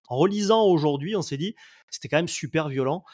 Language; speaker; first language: French; native; French